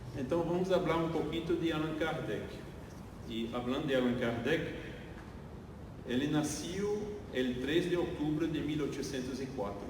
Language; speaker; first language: Portuguese; non-native, learner; French